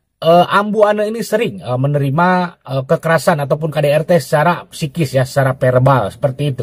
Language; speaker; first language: Indonesian; native; Indonesian